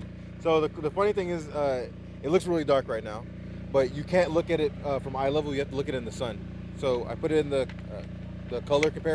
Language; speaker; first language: English; native; English